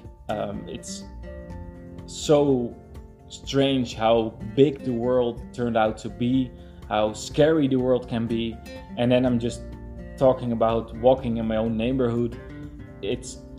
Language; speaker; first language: English; non-native, fluent; Dutch